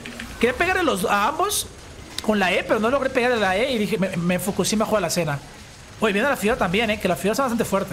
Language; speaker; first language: Spanish; native; Spanish